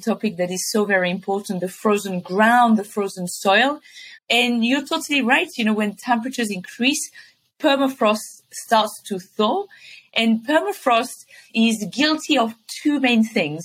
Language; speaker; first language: English; non-native, fluent; French